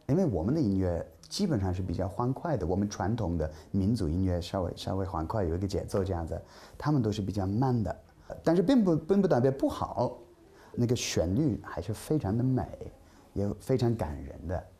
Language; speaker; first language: Chinese; non-native, fluent; English